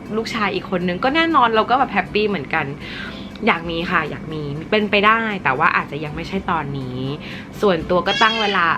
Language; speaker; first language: Thai; early bilingual, heritage; English